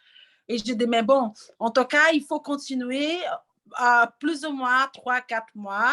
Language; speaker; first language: French; non-native, learner; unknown